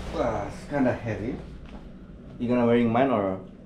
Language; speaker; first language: English; non-native, learner; Indonesian